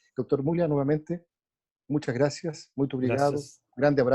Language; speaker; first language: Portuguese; non-native, fluent; Spanish